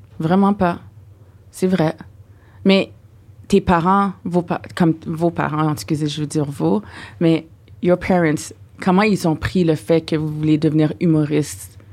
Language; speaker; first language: French; non-native, fluent; English